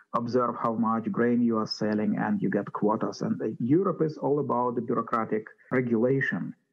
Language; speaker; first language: English; non-native, fluent; Ukrainian